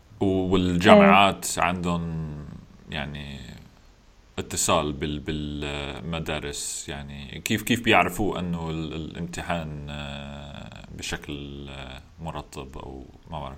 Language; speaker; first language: Arabic; non-native, learner; English